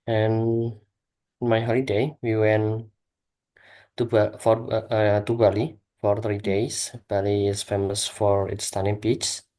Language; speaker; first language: English; non-native, learner; Indonesian